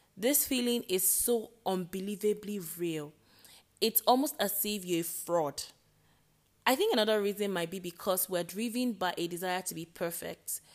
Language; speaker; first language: English; non-native, local second language; Yoruba